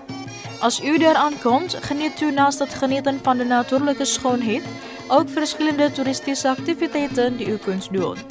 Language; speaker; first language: Dutch; non-native, fluent; Indonesian